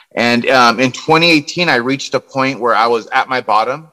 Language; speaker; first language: English; native; English